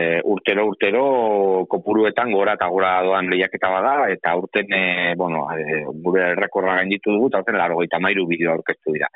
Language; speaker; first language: Basque; native; Basque